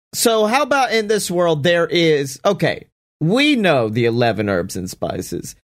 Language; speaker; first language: English; native; English